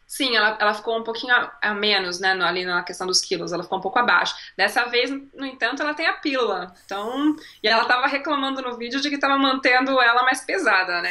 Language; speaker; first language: Portuguese; native; Portuguese